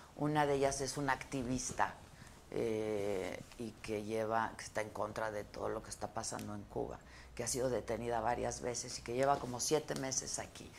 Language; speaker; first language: Spanish; native; Spanish